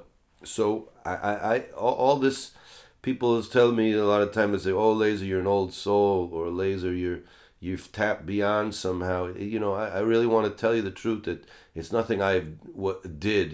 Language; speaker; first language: English; native; English